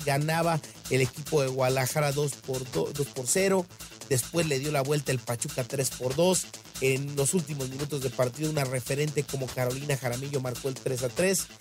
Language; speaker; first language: Spanish; native; Spanish